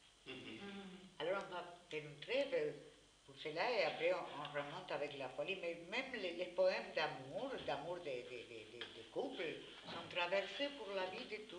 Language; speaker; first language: French; non-native, learner; Spanish